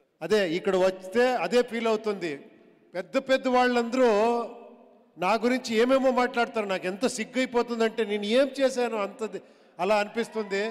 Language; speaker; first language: Telugu; non-native, local second language; Kannada